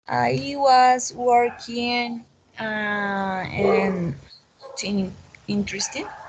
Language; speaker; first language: English; non-native, learner; Spanish